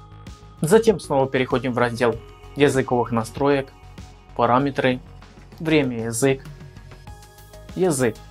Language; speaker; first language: Russian; native; Russian